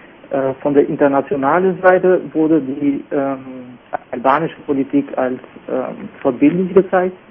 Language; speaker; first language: German; non-native, fluent; Albanian